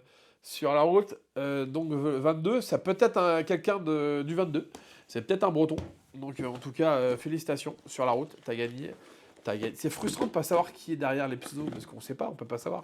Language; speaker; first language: French; native; French